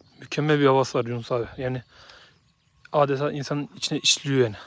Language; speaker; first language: Turkish; native; Turkish